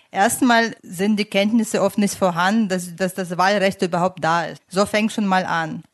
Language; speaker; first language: German; non-native, fluent; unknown